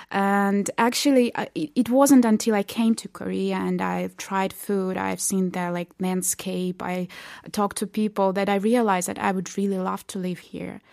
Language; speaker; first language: English; non-native, fluent; Belarusian